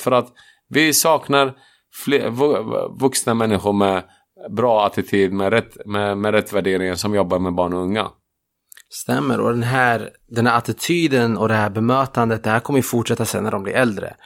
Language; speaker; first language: Swedish; non-native, fluent; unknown